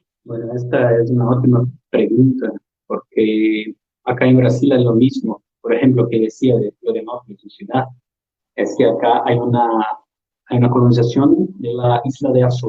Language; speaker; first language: Spanish; non-native, learner; Portuguese